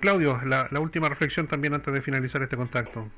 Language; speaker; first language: Spanish; native; Spanish